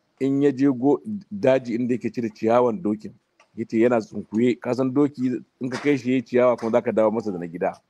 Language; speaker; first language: Hausa; native; Hausa